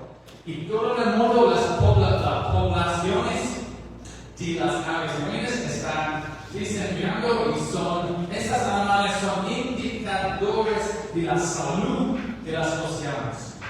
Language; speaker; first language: Spanish; non-native, learner; English